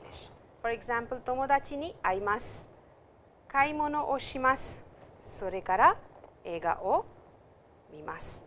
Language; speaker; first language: Japanese; non-native, fluent; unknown